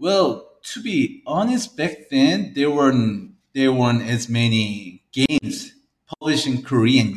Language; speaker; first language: English; early bilingual, other home language; Korean